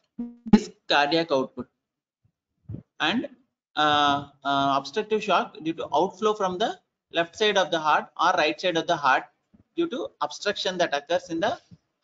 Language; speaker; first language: English; non-native, local second language; Telugu